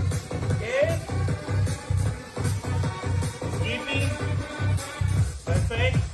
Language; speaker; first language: English; non-native, learner; Spanish